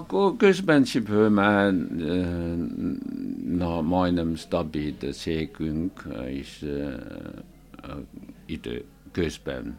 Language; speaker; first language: Hungarian; non-native, learner; Chinese